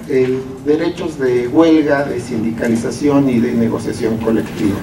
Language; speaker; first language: Spanish; native; Spanish